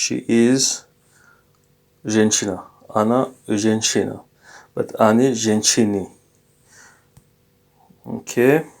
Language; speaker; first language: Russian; non-native, fluent; English